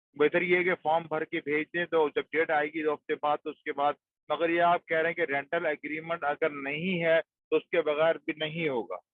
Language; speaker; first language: Urdu; native; Urdu